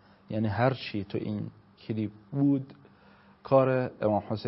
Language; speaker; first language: Persian; non-native, fluent; Arabic